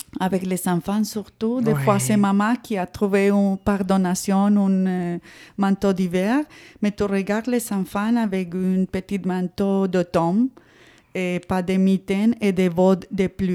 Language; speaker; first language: French; non-native, fluent; Spanish